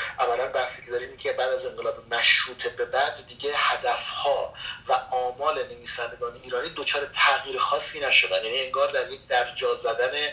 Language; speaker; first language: Persian; non-native, local second language; Kurdish